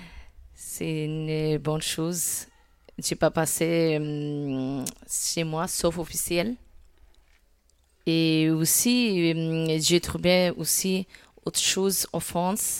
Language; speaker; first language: French; non-native, learner; Bangla